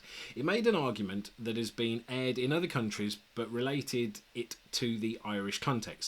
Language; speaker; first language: English; native; English